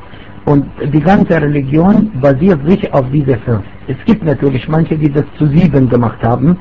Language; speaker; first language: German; non-native, fluent; Arabic